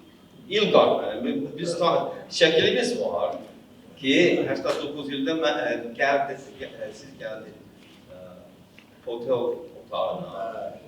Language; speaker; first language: Turkish; non-native, learner; Azerbaijani